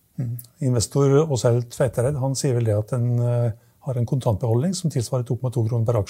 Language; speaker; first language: Norwegian; native; Norwegian